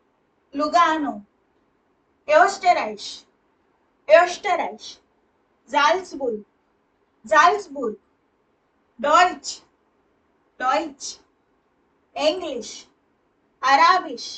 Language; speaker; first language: German; non-native, fluent; Hindi